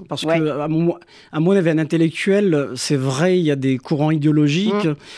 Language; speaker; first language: French; non-native, local second language; Kabyle